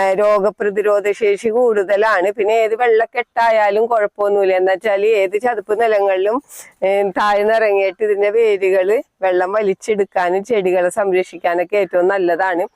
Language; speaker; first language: Malayalam; native; Malayalam